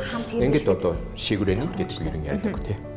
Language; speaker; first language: Mongolian; non-native, fluent; Japanese